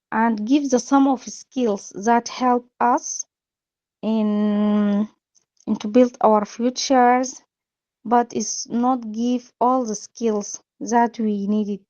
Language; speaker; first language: English; non-native, learner; Arabic